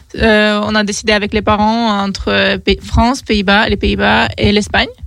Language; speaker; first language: French; non-native, fluent; Ukrainian